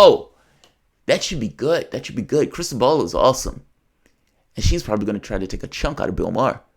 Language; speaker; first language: English; native; English